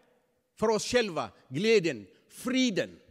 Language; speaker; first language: Swedish; non-native, fluent; Tigrinya